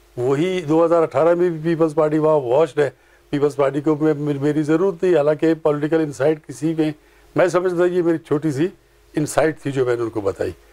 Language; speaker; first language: Urdu; non-native, local second language; Pashto